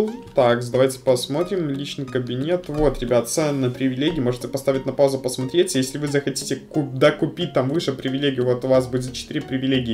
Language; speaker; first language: Russian; native; Russian